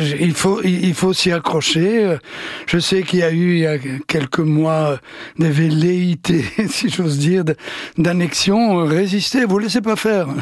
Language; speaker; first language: French; early bilingual, other home language; Italian